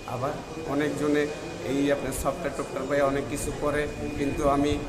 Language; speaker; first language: Bangla; native; Bangla